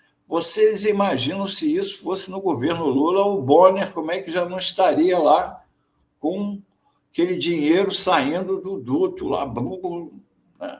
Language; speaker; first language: Portuguese; native; Portuguese